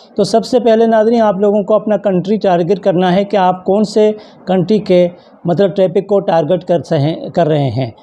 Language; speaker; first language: Urdu; native; Urdu